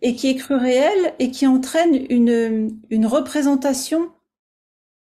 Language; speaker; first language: French; native; French